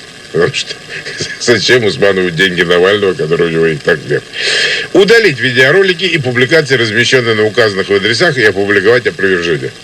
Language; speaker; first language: Russian; native; Russian